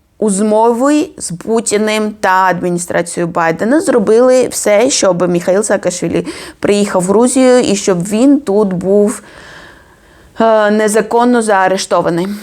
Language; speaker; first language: Ukrainian; non-native, fluent; Georgian